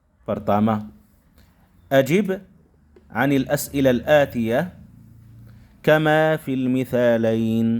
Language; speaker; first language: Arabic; non-native, fluent; Indonesian